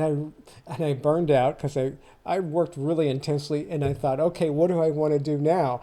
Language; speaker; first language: English; native; English